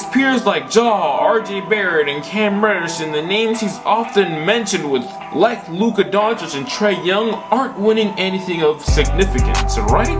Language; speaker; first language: English; native; English